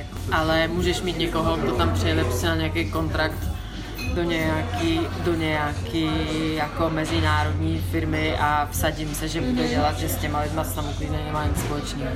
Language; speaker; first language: Czech; early bilingual, heritage; Czech